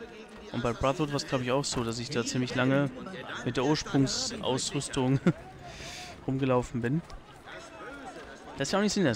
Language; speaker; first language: German; native; German